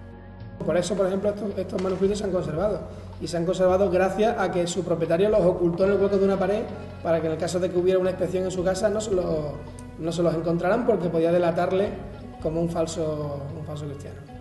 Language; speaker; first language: Spanish; native; Spanish